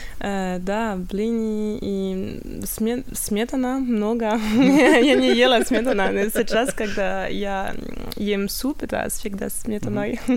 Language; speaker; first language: Russian; non-native, learner; French